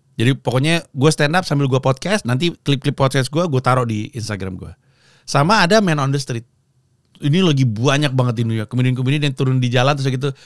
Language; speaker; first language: Indonesian; native; Indonesian